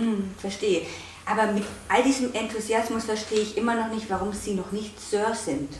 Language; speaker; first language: German; native; German